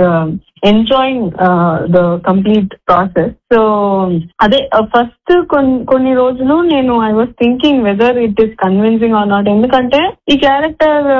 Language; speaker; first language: Telugu; non-native, fluent; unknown